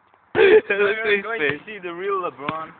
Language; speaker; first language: English; non-native, learner; Dutch